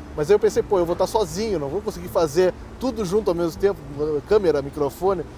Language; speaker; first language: Portuguese; native; Portuguese